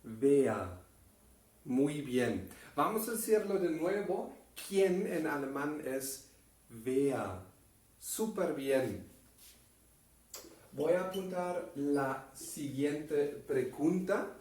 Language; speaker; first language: Spanish; non-native, fluent; German